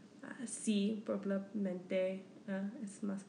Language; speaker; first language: Spanish; non-native, learner; English